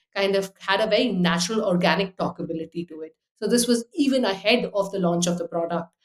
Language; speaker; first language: English; non-native, fluent; Hindi